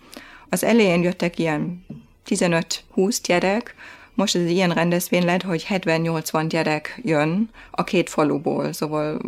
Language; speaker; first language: Hungarian; non-native, fluent; German